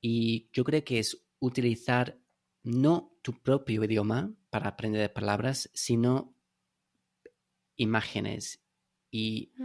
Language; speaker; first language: Spanish; non-native, fluent; English